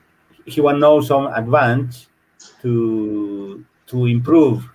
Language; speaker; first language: English; non-native, learner; Spanish